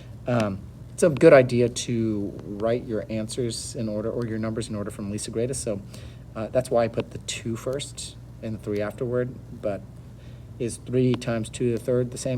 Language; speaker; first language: English; native; English